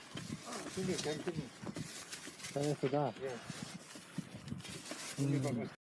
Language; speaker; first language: Indonesian; non-native, local second language; Javanese